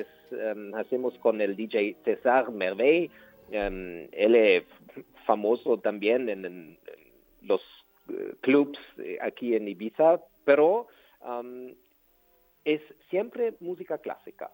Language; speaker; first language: Spanish; non-native, learner; German